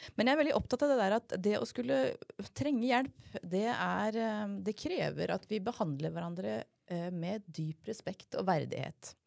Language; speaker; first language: Norwegian; early bilingual, heritage; Norwegian